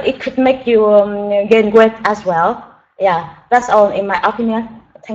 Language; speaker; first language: English; non-native, learner; Vietnamese